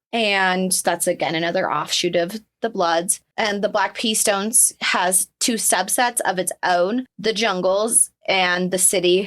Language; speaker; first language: English; native; English